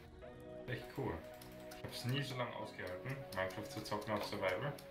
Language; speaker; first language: German; native; German